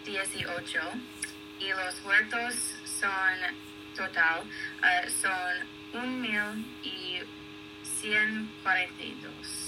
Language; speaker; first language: Spanish; non-native, learner; English